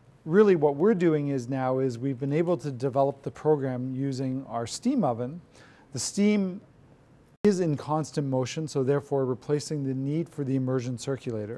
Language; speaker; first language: English; native; English